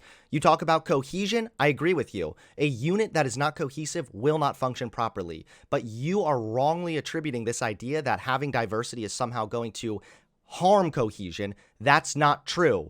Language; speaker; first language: English; native; English